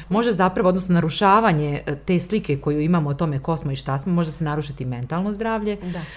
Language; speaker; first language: Bosnian; native; Bosnian